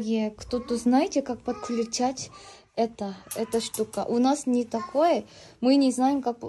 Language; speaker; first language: Russian; non-native, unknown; Korean